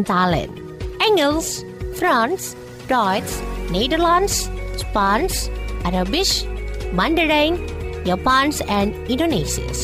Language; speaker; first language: Dutch; non-native, fluent; Indonesian